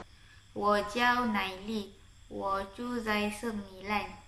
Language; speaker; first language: Chinese; non-native, learner; Malay